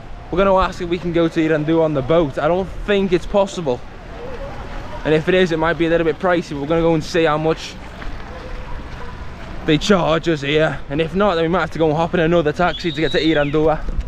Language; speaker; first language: English; native; English